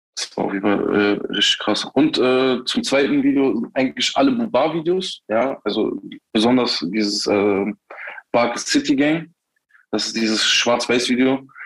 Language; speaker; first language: German; early bilingual, other home language; Turkish